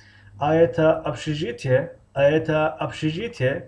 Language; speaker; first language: Russian; non-native, fluent; Tajik